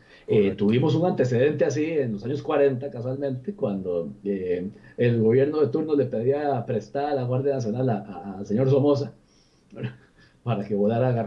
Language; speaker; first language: Spanish; native; Spanish